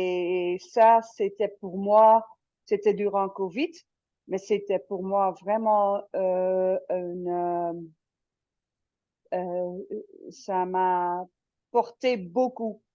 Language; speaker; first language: French; non-native, fluent; Dutch